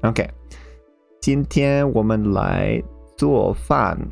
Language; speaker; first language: Chinese; non-native, learner; English